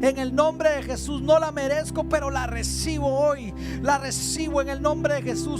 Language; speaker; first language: Spanish; native; Spanish